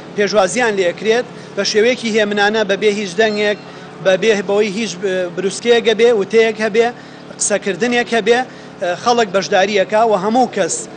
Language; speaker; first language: Central Kurdish; native; Central Kurdish